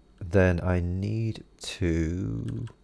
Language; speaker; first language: English; native; English